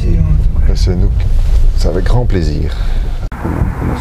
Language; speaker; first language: French; native; French